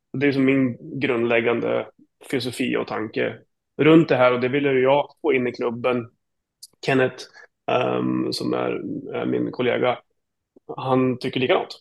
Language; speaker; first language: Swedish; native; Swedish